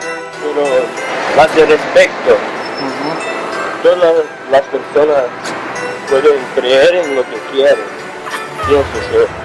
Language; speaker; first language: Spanish; non-native, learner; Portuguese